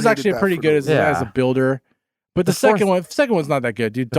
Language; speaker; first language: English; native; English